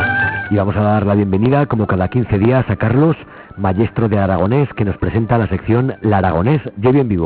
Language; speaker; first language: Spanish; native; Spanish